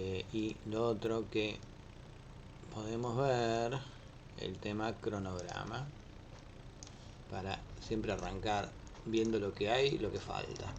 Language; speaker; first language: Spanish; native; Spanish